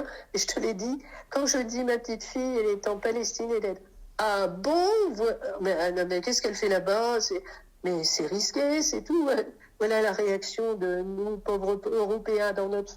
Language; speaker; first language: French; native; French